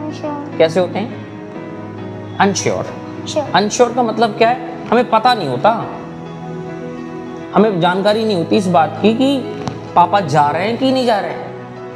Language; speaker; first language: Hindi; native; Hindi